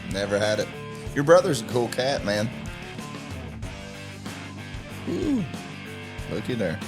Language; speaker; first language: English; native; English